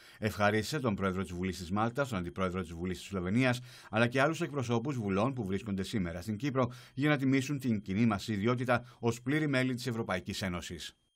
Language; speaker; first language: Greek; native; Greek